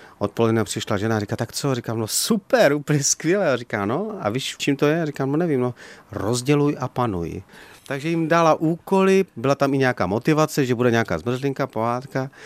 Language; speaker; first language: Czech; native; Czech